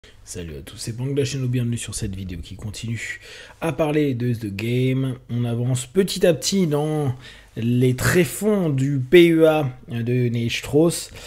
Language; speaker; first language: French; native; French